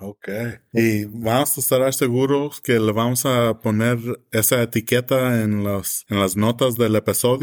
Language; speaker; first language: Spanish; early bilingual, heritage; English